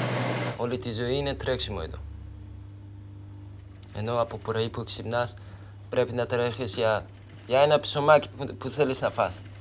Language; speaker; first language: Greek; non-native, learner; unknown